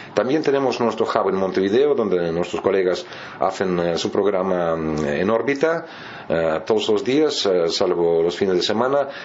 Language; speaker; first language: Spanish; non-native, fluent; Russian